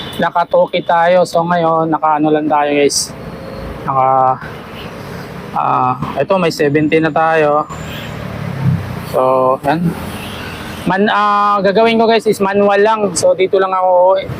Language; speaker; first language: Filipino; non-native, local second language; Cebuano